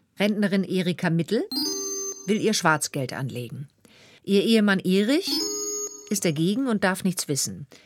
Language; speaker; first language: German; native; German